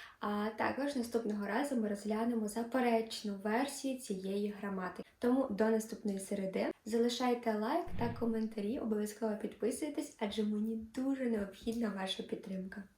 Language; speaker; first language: Ukrainian; native; Ukrainian